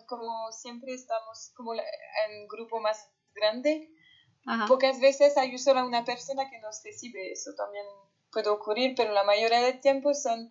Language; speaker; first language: Spanish; non-native, fluent; French